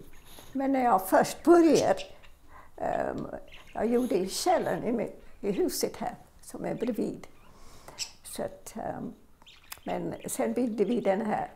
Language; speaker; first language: Swedish; non-native, fluent; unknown